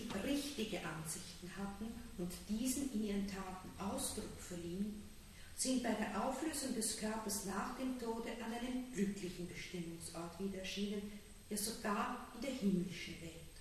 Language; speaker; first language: German; native; German